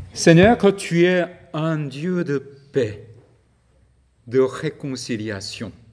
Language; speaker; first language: French; non-native, fluent; Korean